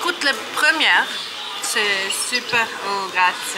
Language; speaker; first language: French; non-native, learner; Italian